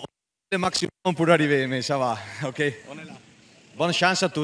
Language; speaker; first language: French; non-native, learner; Italian